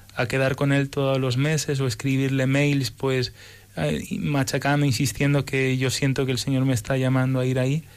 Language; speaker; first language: Spanish; early bilingual, other home language; English